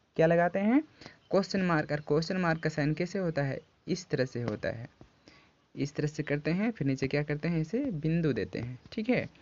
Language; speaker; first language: Hindi; native; Hindi